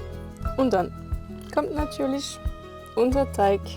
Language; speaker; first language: German; non-native, fluent; French